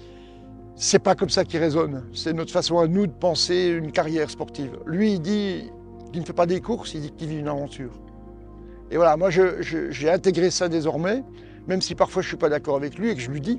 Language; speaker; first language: French; native; French